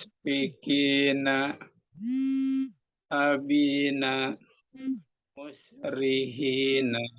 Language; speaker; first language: Arabic; non-native, learner; Indonesian